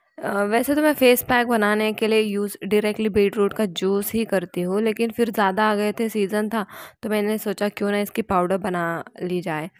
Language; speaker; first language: Hindi; non-native, local second language; Marathi